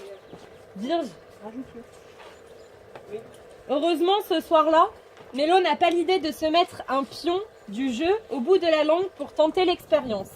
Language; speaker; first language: French; native; French